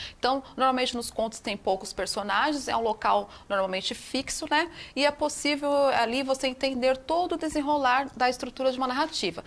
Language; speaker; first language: Portuguese; native; Portuguese